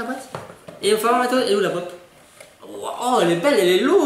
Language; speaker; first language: French; native; French